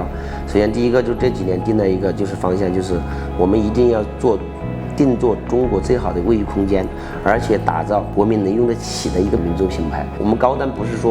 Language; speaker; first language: Chinese; native; Chinese